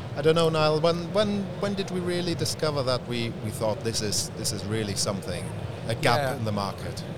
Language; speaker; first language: English; non-native, fluent; German